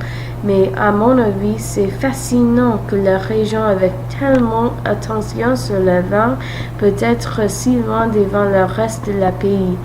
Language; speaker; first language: French; non-native, learner; English